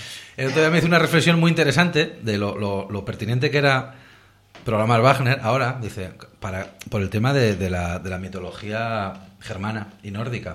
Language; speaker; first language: Spanish; native; Spanish